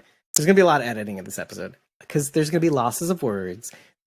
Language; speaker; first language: English; native; English